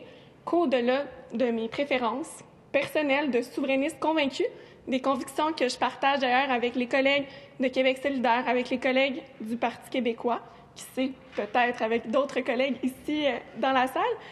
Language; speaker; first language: French; native; French